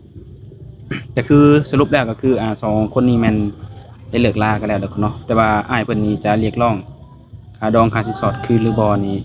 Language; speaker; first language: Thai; non-native, local second language; Northeastern Thai